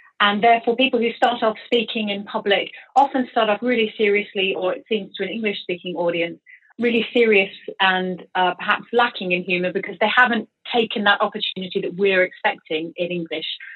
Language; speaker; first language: English; native; English